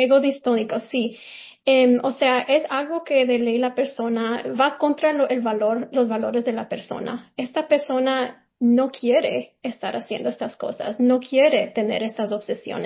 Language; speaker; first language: Spanish; early bilingual, heritage; Spanish